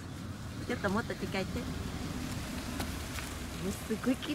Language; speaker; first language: Japanese; non-native, learner; Vietnamese